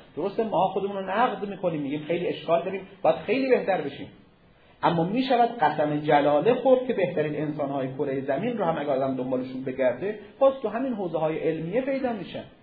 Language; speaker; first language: Persian; native; Persian